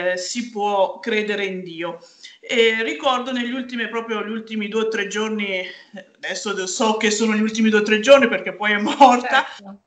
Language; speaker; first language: Italian; native; Italian